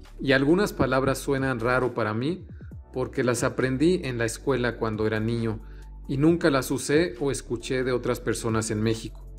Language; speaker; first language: Spanish; native; Spanish